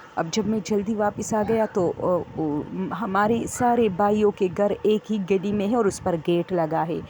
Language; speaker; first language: Urdu; non-native, local second language; Pashto